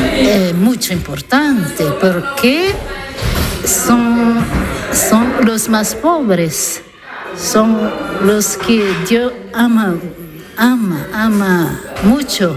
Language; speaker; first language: Spanish; non-native, learner; Italian